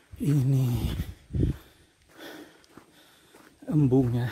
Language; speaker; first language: Indonesian; native; Indonesian